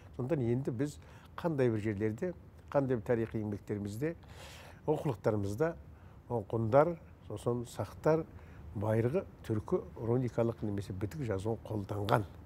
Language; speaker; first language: Kazakh; native; Kazakh